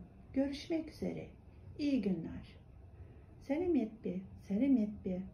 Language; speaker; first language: Turkish; non-native, fluent; Kazakh